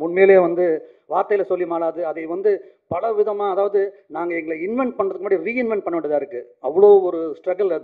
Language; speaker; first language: Tamil; native; Tamil